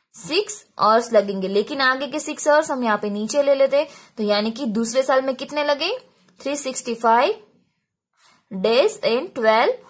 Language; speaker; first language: Hindi; non-native, local second language; Gujarati